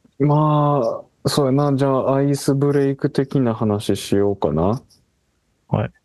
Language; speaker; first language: Japanese; native; Japanese